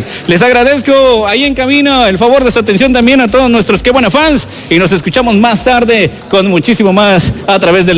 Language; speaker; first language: Spanish; native; Spanish